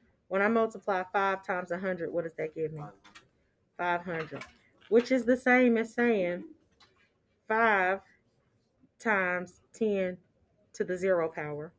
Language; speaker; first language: English; native; English